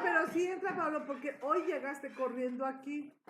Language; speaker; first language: Spanish; native; Spanish